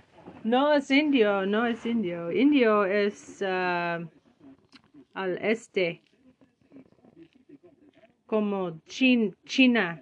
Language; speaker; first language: Spanish; non-native, learner; English